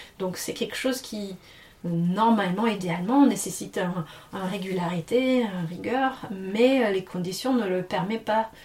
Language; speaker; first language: French; non-native, fluent; English